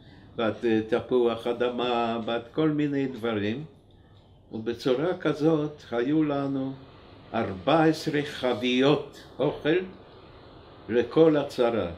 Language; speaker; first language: Hebrew; non-native, fluent; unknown